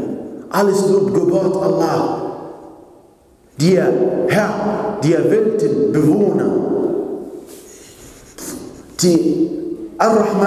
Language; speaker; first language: German; non-native, fluent; Arabic